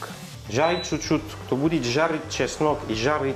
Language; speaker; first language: Russian; non-native, learner; French